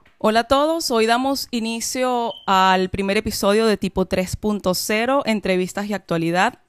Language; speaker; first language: Spanish; native; Spanish